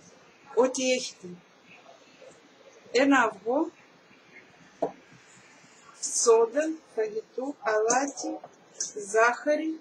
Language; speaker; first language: Greek; non-native, learner; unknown